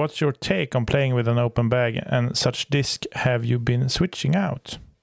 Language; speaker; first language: English; non-native, fluent; Swedish